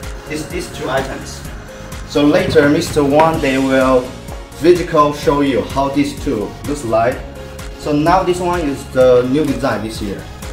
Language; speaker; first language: English; non-native, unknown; Chinese